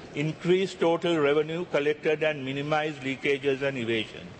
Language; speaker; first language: English; non-native, local second language; Sinhala